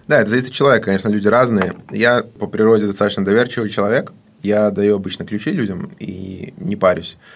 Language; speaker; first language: Russian; native; Russian